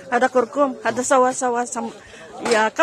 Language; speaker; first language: Arabic; non-native, learner; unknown